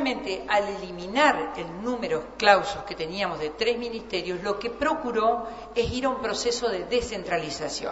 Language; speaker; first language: Spanish; native; Spanish